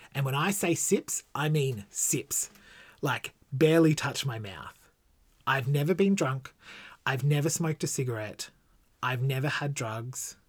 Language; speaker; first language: English; native; English